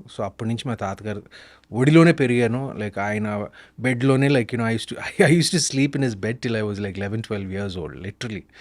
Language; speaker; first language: Telugu; native; Telugu